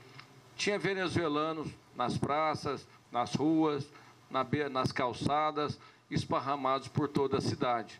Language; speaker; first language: Portuguese; native; Portuguese